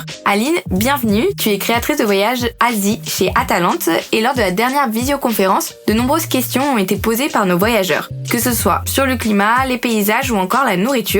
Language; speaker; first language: French; native; French